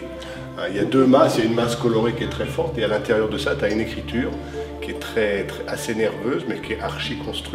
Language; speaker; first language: French; native; French